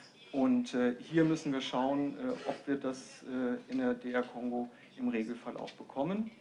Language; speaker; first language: German; native; German